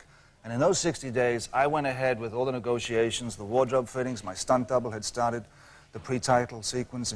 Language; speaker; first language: English; native; English